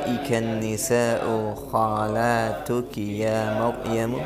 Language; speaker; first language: Arabic; non-native, learner; Indonesian